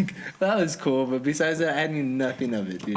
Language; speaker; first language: English; native; English